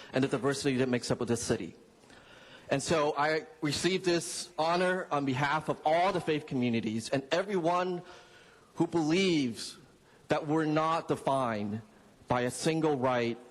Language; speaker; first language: English; non-native, local second language; Cantonese